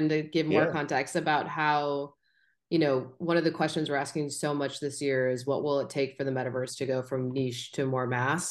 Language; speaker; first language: English; native; English